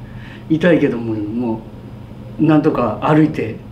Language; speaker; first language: Japanese; native; Japanese